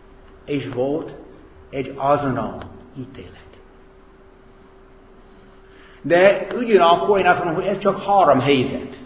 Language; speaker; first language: Hungarian; non-native, fluent; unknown